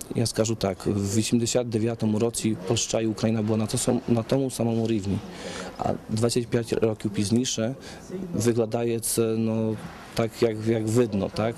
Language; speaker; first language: Ukrainian; early bilingual, heritage; Ukrainian